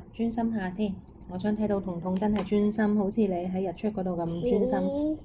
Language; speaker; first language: Chinese; non-native, local second language; Cantonese